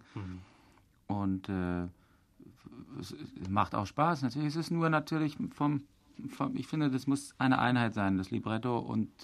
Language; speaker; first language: German; native; German